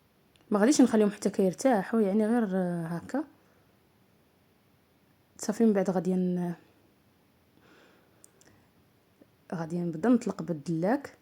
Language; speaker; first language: Arabic; native; Arabic